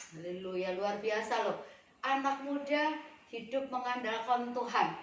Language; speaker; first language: Indonesian; native; Indonesian